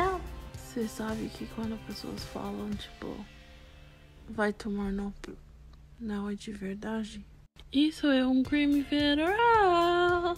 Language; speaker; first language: Portuguese; non-native, learner; English